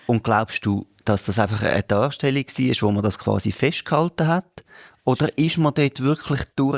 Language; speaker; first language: German; native; German